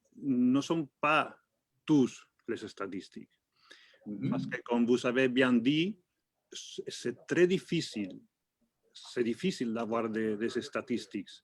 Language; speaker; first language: French; non-native, fluent; Spanish